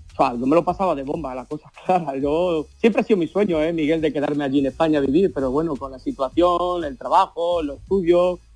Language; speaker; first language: Spanish; early bilingual, heritage; Spanish